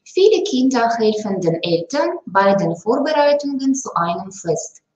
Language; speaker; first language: German; non-native, fluent; Russian